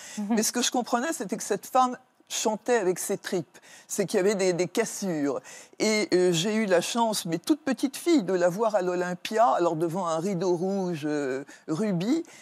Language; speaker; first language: French; native; French